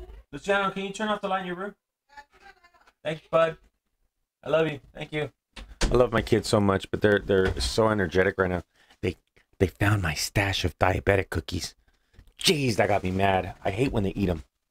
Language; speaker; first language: English; early bilingual, other home language; Spanish